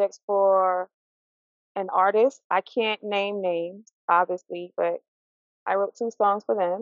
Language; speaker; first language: English; native; English